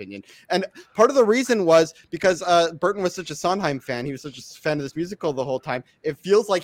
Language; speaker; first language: English; native; English